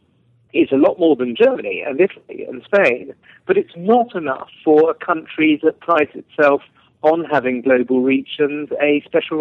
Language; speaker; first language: English; native; English